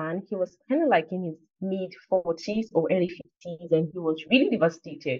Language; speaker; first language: English; non-native, local second language; Igbo